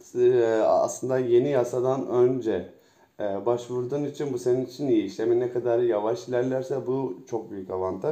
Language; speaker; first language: Turkish; native; Turkish